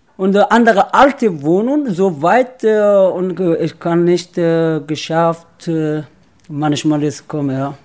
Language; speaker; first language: German; non-native, learner; Persian